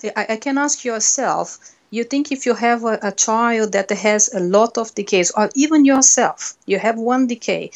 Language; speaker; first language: English; non-native, fluent; Portuguese